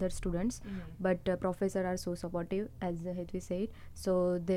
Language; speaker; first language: English; non-native, local second language; Gujarati